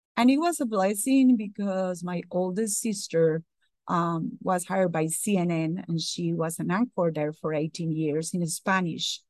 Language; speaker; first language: English; non-native, fluent; Spanish